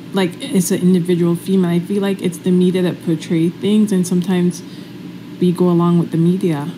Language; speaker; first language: English; native; English